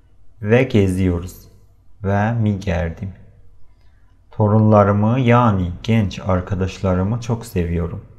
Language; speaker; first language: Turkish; non-native, fluent; Persian